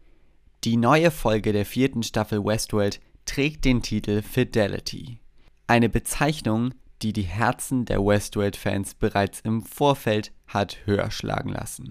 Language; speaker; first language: German; native; German